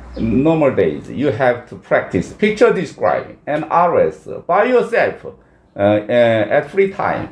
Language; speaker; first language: English; non-native, learner; Korean